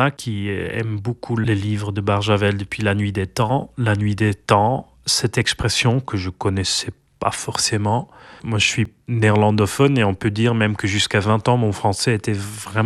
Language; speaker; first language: French; non-native, fluent; Dutch